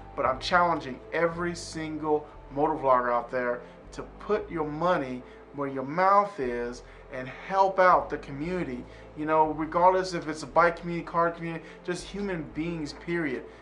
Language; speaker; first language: English; native; English